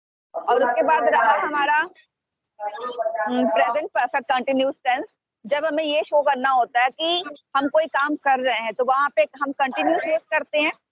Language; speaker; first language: Hindi; native; Hindi